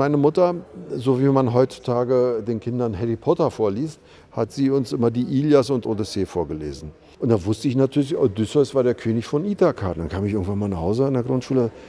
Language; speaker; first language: German; native; German